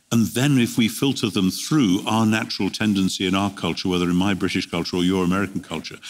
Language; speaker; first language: English; native; English